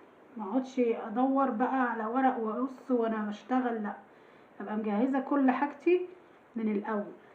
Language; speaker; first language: Arabic; native; Arabic